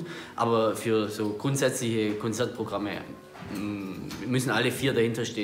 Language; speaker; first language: German; native; German